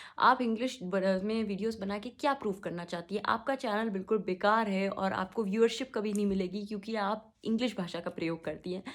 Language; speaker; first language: Hindi; native; Hindi